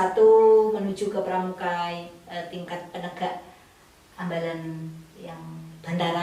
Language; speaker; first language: Indonesian; native; Indonesian